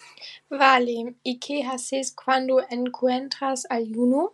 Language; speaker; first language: Spanish; non-native, learner; German